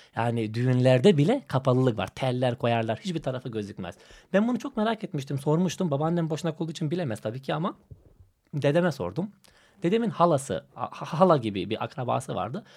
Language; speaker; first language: Turkish; non-native, fluent; Macedonian